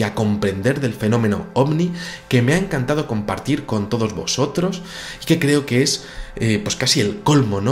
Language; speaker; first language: Spanish; native; Spanish